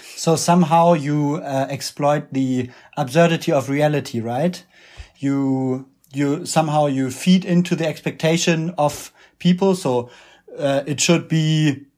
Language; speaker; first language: English; non-native, fluent; German